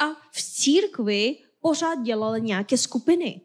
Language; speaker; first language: Czech; non-native, fluent; Korean